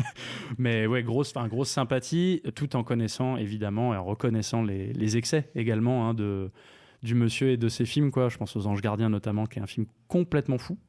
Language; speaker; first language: French; native; French